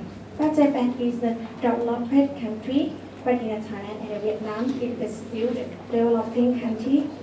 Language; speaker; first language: English; non-native, learner; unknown